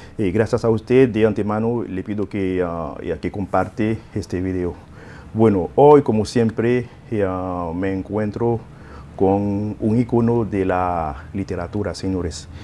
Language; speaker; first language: Spanish; non-native, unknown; Haitian Creole